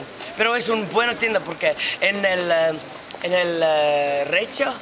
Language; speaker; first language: Spanish; non-native, learner; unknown